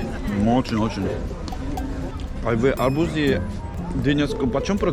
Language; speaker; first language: Russian; non-native, fluent; Korean